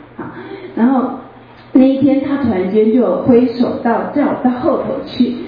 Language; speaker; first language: Chinese; native; Chinese